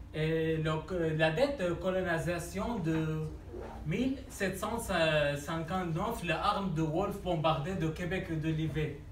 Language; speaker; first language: French; non-native, learner; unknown